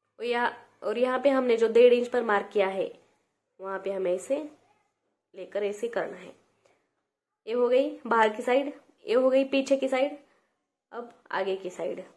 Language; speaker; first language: Hindi; non-native, local second language; Marathi